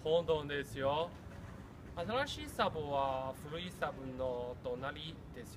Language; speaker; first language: Japanese; non-native, learner; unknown